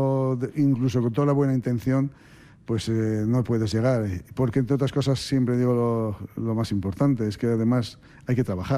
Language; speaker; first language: Spanish; native; Spanish